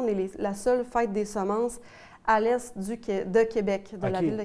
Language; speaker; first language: French; native; French